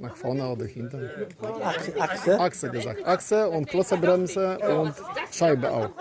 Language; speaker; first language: German; non-native, learner; Polish